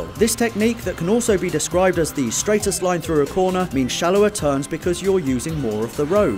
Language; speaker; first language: English; native; English